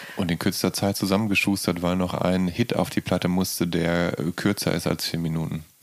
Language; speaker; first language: German; native; German